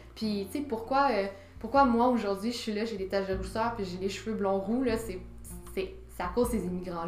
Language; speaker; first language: French; native; French